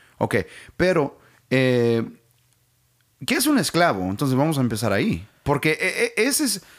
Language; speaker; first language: Spanish; non-native, fluent; English